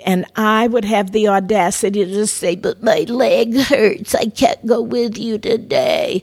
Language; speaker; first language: English; native; English